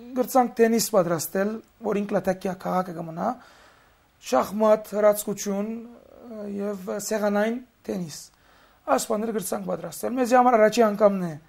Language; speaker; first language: Armenian; early bilingual, heritage; Armenian